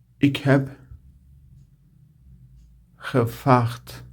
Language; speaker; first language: Dutch; non-native, learner; Turkish